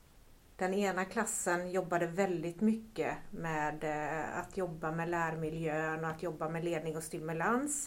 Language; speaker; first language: Swedish; native; Swedish